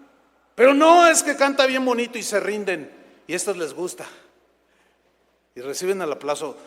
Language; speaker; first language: Spanish; native; Spanish